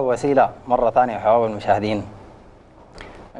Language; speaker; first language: Arabic; native; Arabic